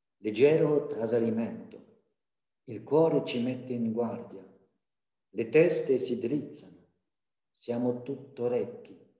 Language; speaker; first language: Italian; non-native, fluent; French